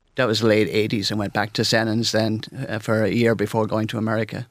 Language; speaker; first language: English; native; English